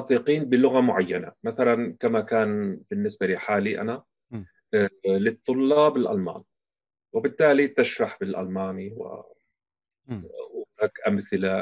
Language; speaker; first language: Arabic; non-native, fluent; German